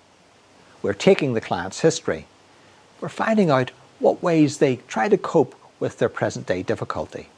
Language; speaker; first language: English; native; English